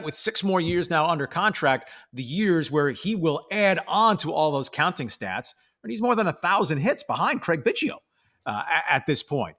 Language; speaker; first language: English; native; English